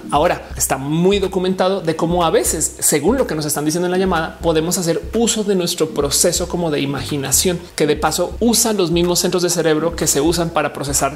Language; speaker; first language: Spanish; native; Spanish